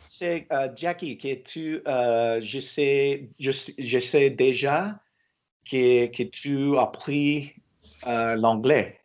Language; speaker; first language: French; non-native, learner; English